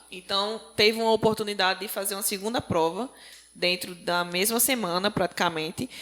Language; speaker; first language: Portuguese; native; Portuguese